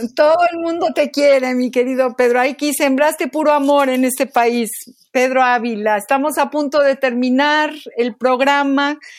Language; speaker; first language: Spanish; native; Spanish